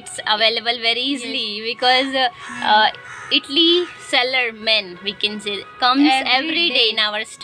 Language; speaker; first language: English; non-native, learner; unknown